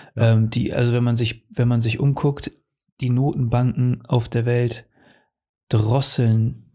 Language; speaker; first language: German; early bilingual, other home language; Portuguese